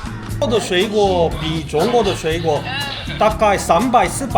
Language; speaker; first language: Chinese; non-native, learner; Korean